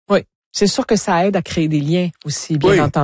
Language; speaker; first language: French; native; French